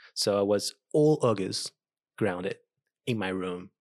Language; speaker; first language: English; non-native, fluent; Spanish